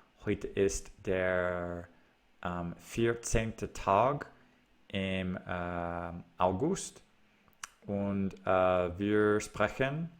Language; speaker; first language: German; non-native, learner; English